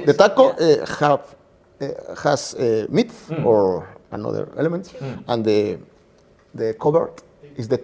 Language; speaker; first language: English; non-native, learner; Spanish